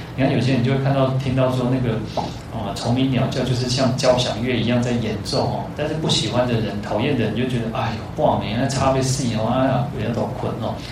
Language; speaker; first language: Chinese; non-native, local second language; Min Nan Chinese